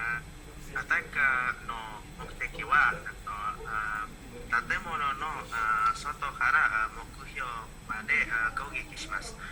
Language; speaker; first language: Japanese; non-native, learner; Indonesian